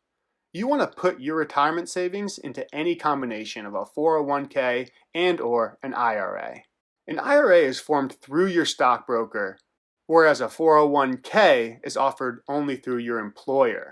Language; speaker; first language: English; native; English